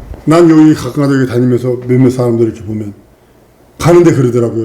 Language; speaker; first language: Korean; native; Korean